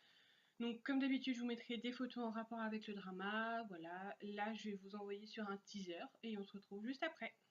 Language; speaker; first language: French; native; French